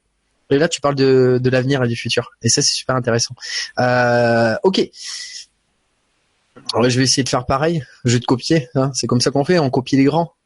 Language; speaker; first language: French; native; French